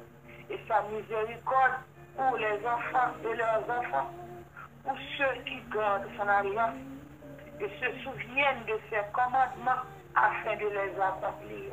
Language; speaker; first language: French; non-native, local second language; Haitian Creole